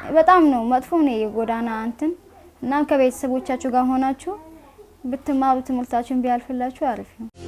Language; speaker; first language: Amharic; non-native, fluent; Somali